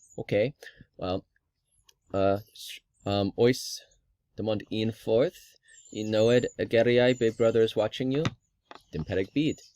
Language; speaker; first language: Welsh; non-native, learner; English